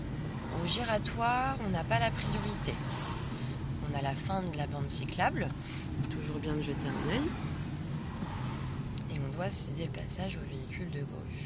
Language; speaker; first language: French; native; French